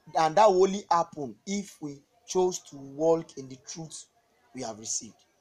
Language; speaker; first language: English; non-native, local second language; Yoruba